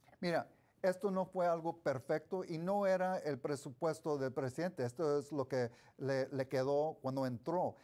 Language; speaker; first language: Spanish; early bilingual, heritage; Spanish